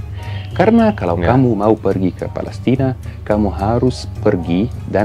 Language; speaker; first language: Indonesian; non-native, fluent; Arabic